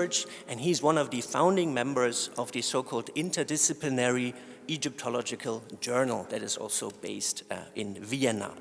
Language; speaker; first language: English; non-native, fluent; German